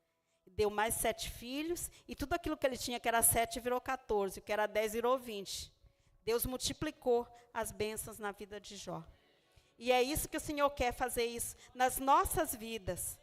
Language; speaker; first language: Portuguese; native; Portuguese